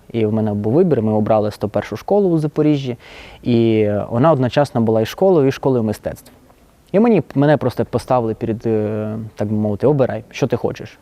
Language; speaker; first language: Ukrainian; non-native, local second language; Russian